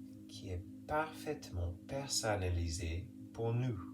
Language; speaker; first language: French; non-native, fluent; English